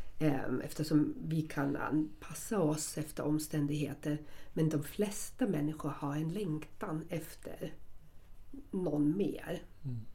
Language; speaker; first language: Swedish; non-native, fluent; German